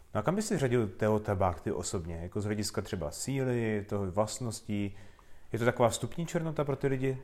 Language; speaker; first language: Czech; native; Czech